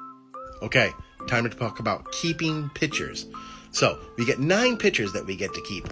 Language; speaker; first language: English; native; English